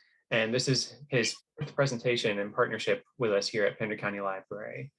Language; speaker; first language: English; native; English